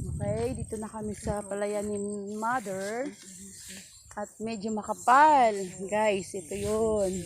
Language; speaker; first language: Filipino; non-native, local second language; Kinaray-a